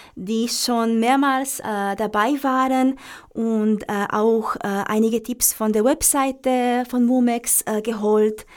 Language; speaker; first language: German; non-native, fluent; Romanian